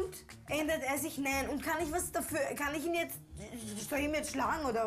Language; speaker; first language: German; early bilingual, other home language; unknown